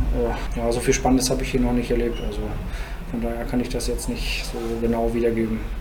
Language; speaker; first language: German; native; German